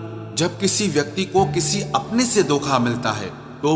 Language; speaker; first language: Hindi; native; Hindi